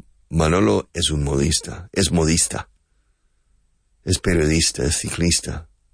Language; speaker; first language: Spanish; non-native, fluent; English